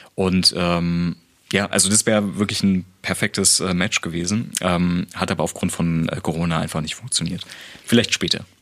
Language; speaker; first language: German; native; German